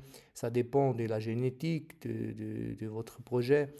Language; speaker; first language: French; non-native, learner; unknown